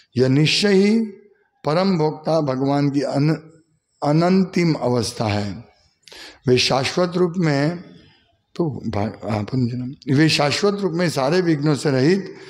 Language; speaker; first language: Hindi; non-native, local second language; Gujarati